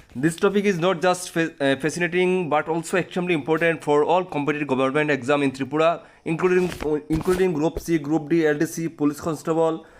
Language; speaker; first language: English; non-native, local second language; Bangla